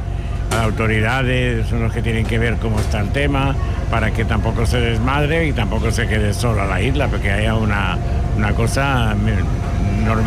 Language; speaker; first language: Spanish; native; Spanish